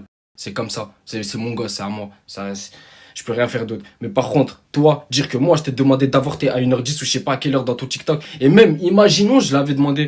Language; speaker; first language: French; native; French